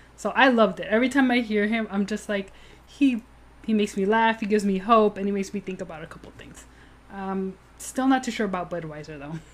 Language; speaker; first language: English; native; English